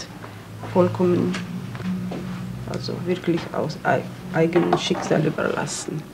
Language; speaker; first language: German; non-native, fluent; Georgian